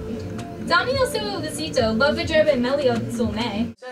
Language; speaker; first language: Italian; non-native, learner; English